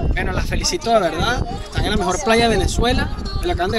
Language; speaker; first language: Spanish; native; Spanish